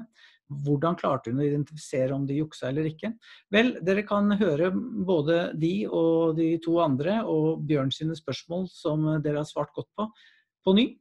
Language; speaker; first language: Norwegian; native; Norwegian